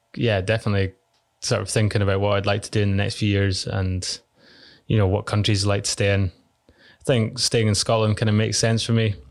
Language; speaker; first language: English; native; English